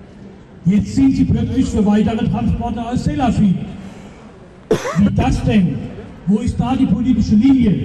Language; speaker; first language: German; native; German